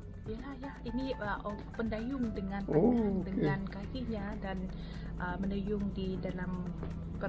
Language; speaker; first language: Indonesian; non-native, fluent; Vietnamese